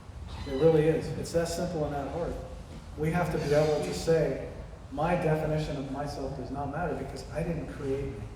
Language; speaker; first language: English; native; English